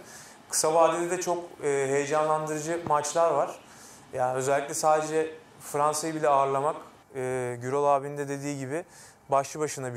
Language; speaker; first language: Turkish; native; Turkish